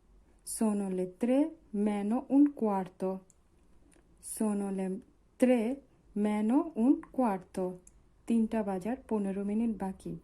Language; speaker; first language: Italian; non-native, learner; Bangla